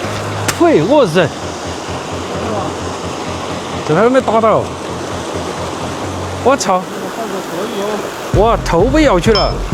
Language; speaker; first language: Chinese; native; Chinese